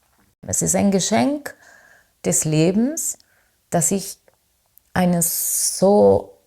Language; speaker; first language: German; non-native, fluent; Spanish